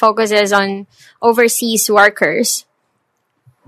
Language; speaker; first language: English; non-native, local second language; Filipino